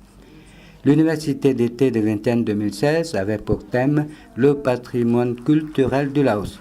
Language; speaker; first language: French; non-native, fluent; Lao